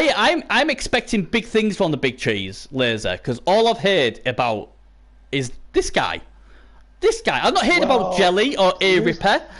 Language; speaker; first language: English; native; English